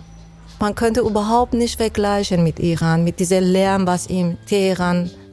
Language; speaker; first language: German; non-native, fluent; Persian